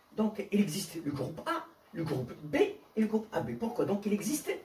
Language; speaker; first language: French; non-native, local second language; Arabic